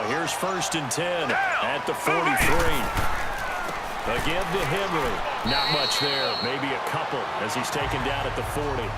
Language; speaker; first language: English; native; English